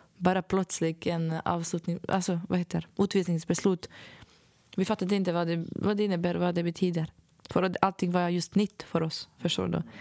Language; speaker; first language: Swedish; non-native, fluent; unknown